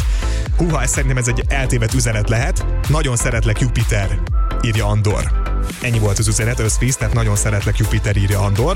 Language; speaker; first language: Hungarian; native; Hungarian